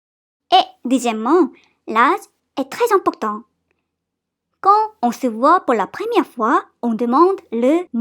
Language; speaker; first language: French; non-native, fluent; Korean